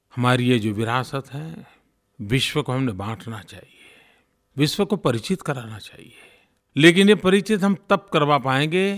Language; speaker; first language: Hindi; non-native, local second language; Gujarati